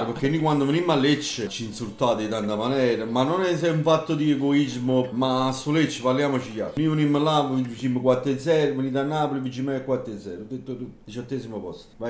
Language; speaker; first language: Italian; native; Italian